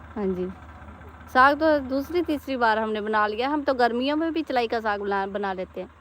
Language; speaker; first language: Hindi; non-native, local second language; Punjabi